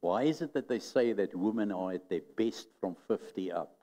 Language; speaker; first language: English; non-native, local second language; Afrikaans